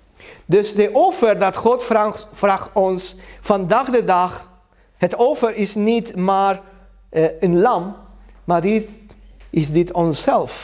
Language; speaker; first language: Dutch; non-native, learner; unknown